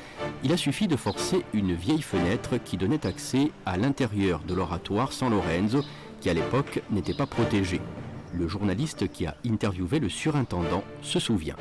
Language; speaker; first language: French; native; French